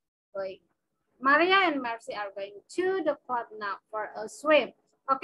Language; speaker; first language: English; non-native, fluent; Indonesian